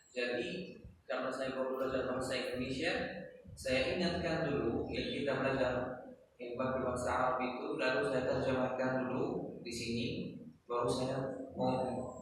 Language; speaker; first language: Indonesian; non-native, learner; Arabic